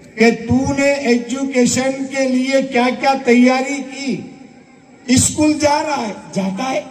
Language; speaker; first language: Hindi; non-native, local second language; Gujarati